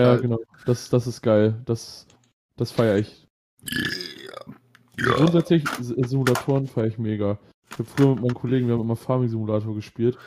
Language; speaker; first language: German; native; German